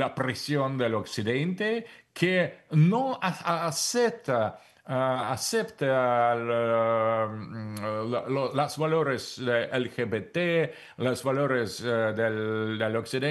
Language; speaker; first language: Spanish; non-native, fluent; Russian